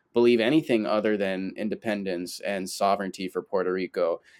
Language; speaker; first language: English; early bilingual, other home language; Spanish